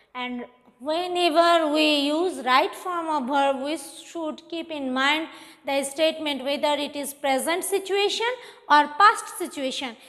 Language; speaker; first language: English; non-native, local second language; Bangla